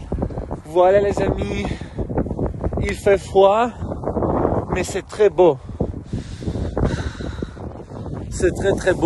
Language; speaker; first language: French; non-native, fluent; Russian